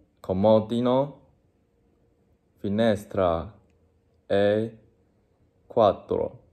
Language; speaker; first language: Italian; non-native, learner; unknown